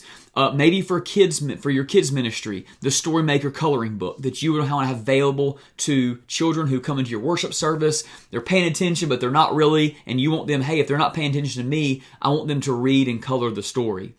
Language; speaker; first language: English; native; English